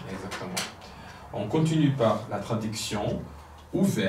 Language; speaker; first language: French; non-native, local second language; Kinyarwanda